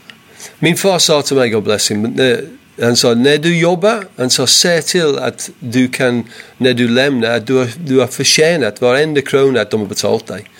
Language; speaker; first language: Swedish; non-native, fluent; English